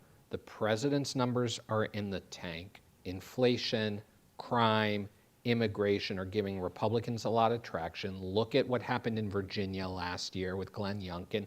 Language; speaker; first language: English; native; English